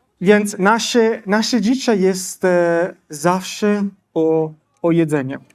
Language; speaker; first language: Polish; non-native, learner; Italian